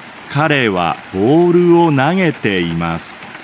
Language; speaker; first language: Japanese; non-native, learner; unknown